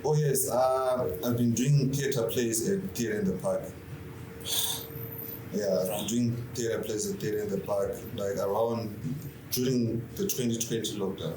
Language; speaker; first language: English; non-native, local second language; Shona